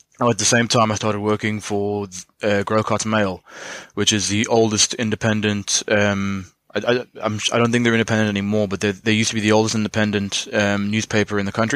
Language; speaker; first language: English; native; English